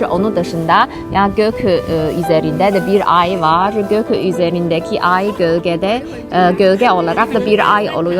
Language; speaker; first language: Turkish; non-native, fluent; Chinese